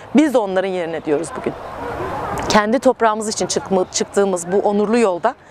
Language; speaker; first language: Turkish; native; Turkish